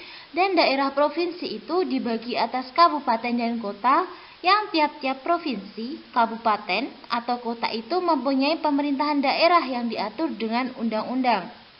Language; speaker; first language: Indonesian; native; Indonesian